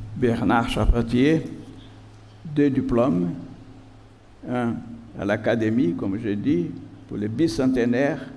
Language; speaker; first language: French; non-native, fluent; Portuguese